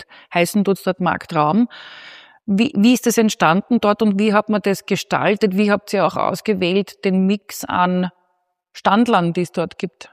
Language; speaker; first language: German; native; German